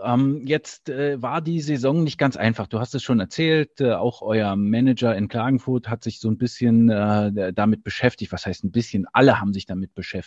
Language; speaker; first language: German; native; German